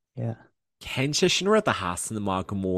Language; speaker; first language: Irish; non-native, local second language; English